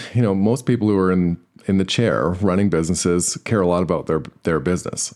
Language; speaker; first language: English; native; English